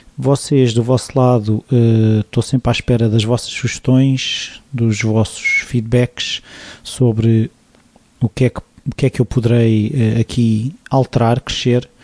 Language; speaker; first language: Portuguese; native; Portuguese